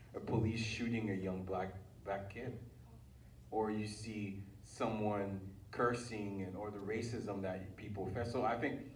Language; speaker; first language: English; early bilingual, other home language; Haitian Creole